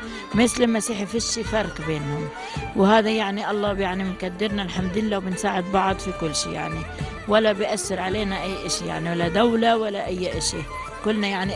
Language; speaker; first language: Arabic; native; Arabic